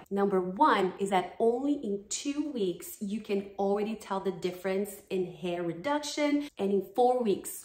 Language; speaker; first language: English; non-native, fluent; Portuguese